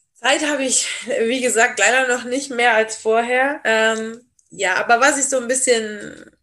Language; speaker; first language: German; native; German